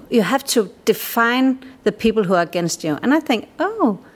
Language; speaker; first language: English; non-native, fluent; Danish